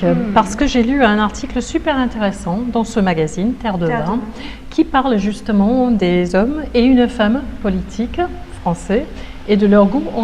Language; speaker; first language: French; native; French